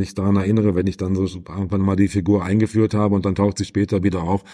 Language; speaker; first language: German; native; German